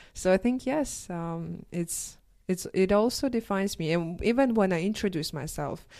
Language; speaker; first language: English; non-native, fluent; Russian